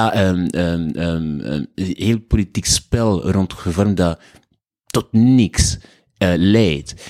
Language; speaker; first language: Dutch; non-native, fluent; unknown